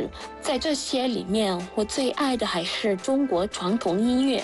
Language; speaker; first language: Chinese; non-native, fluent; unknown